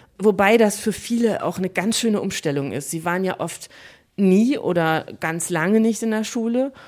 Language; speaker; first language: German; native; German